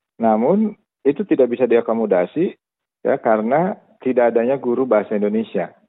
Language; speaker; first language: Indonesian; native; Indonesian